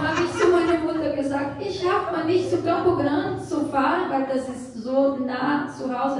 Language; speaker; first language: German; non-native, fluent; Portuguese